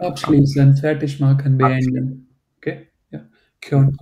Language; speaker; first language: German; non-native, fluent; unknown